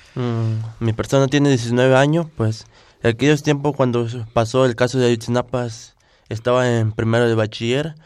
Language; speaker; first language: Spanish; non-native, local second language; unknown